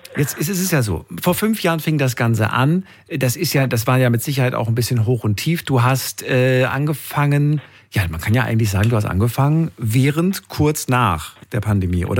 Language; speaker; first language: German; native; German